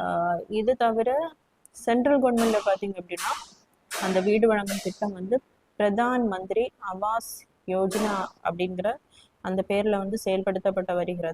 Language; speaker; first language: Tamil; native; Tamil